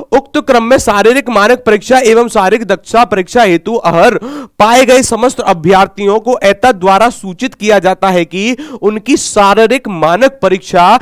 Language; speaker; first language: Hindi; native; Hindi